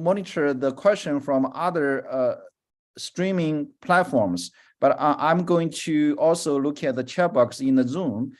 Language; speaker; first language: English; non-native, fluent; Chinese